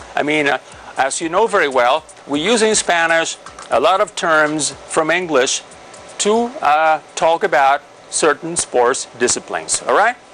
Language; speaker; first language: English; non-native, fluent; Spanish